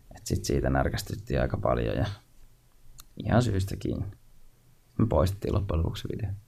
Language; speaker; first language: Finnish; native; Finnish